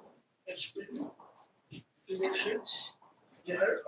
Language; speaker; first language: German; non-native, learner; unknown